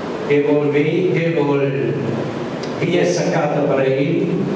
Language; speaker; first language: Portuguese; non-native, fluent; German